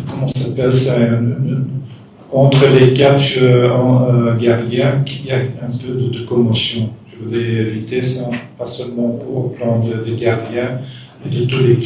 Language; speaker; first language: French; non-native, local second language; Dutch